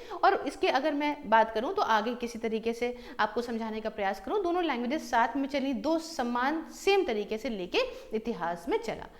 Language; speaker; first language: Hindi; native; Hindi